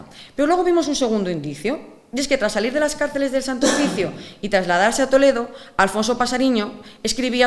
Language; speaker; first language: Spanish; native; Spanish